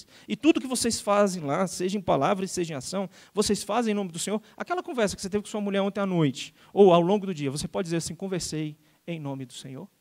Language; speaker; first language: Portuguese; native; Portuguese